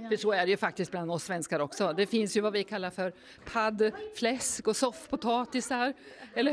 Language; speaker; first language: Swedish; native; Swedish